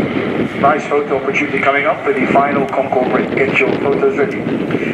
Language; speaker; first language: English; non-native, fluent; Arabic